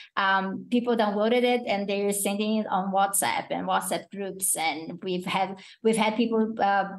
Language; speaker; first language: English; non-native, fluent; Portuguese